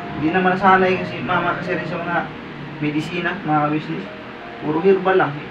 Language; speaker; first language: Filipino; non-native, local second language; Cebuano